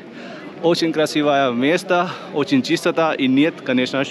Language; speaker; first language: Russian; non-native, learner; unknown